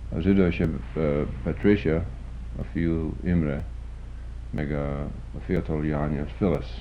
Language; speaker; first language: Hungarian; early bilingual, heritage; Hungarian